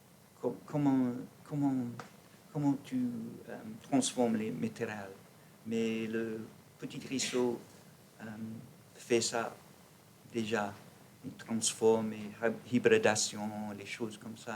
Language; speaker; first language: French; non-native, learner; English